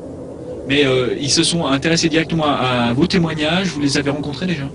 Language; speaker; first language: French; native; French